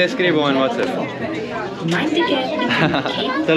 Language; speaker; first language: Spanish; non-native, learner; Swiss German